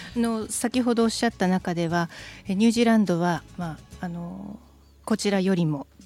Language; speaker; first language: Japanese; native; Japanese